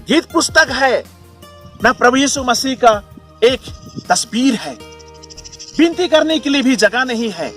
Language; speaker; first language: Hindi; non-native, local second language; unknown